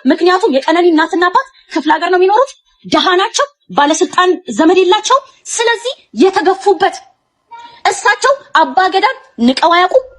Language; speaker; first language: Amharic; non-native, local second language; Oromo